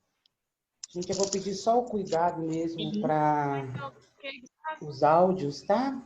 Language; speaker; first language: Portuguese; native; Portuguese